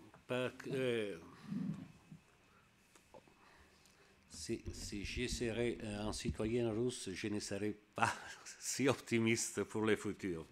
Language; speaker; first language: French; non-native, learner; Italian